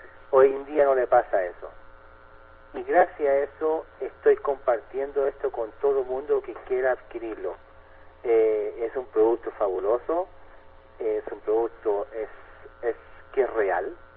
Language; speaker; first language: Spanish; native; Spanish